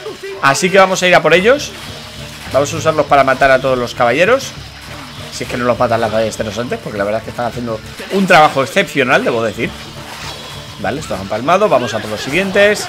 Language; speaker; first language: Spanish; native; Spanish